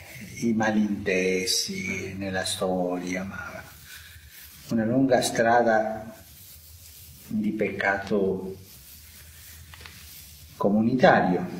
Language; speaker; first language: Italian; non-native, fluent; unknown